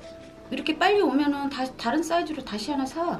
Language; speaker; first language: Korean; native; Korean